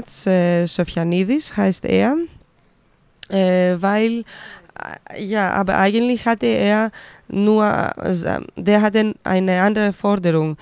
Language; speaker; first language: German; non-native, fluent; Greek